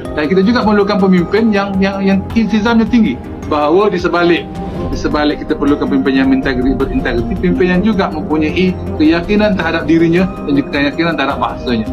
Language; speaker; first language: Malay; native; Malay